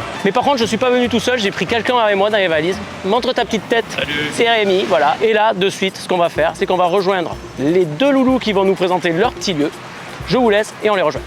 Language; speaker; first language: French; native; French